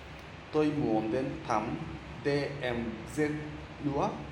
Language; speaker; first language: Vietnamese; non-native, learner; Japanese